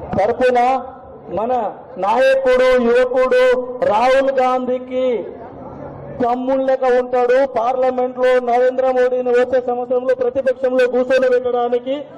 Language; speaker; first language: Telugu; non-native, local second language; Lambadi